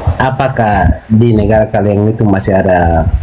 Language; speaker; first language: Indonesian; non-native, fluent; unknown